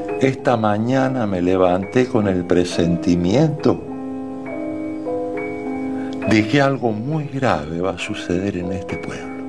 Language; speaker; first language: Spanish; native; Spanish